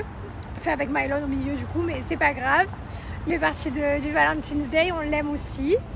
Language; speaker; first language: French; native; French